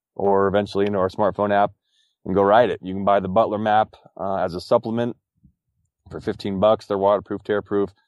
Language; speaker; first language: English; native; English